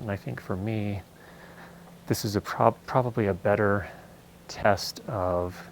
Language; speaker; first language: English; native; English